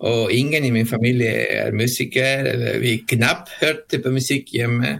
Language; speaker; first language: Norwegian; non-native, learner; Spanish